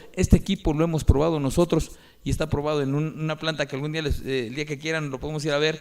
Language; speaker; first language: Spanish; native; Spanish